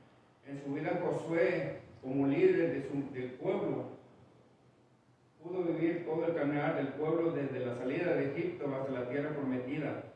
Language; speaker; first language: Spanish; native; Spanish